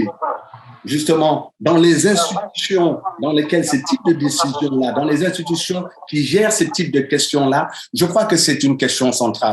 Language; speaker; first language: French; native; French